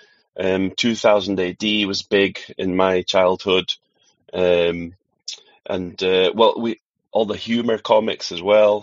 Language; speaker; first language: English; native; English